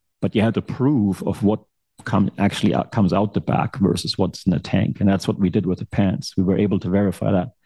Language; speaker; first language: English; non-native, fluent; German